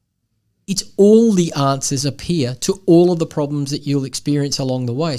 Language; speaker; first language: English; native; English